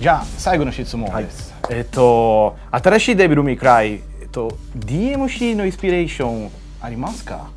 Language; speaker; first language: Japanese; non-native, learner; Portuguese